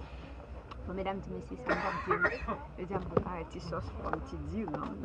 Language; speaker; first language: French; non-native, learner; Haitian Creole